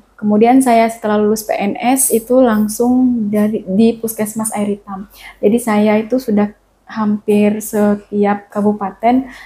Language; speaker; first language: Indonesian; native; Indonesian